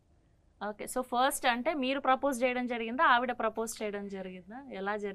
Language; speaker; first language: Telugu; native; Telugu